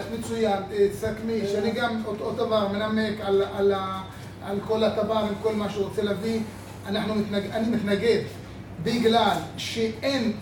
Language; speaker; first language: Hebrew; non-native, local second language; Arabic